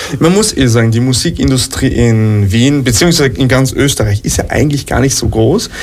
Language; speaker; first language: German; native; German